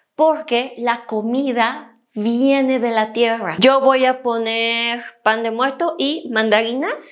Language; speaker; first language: Spanish; native; Spanish